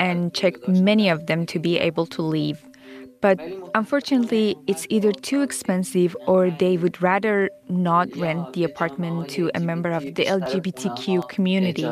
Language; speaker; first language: English; non-native, fluent; Persian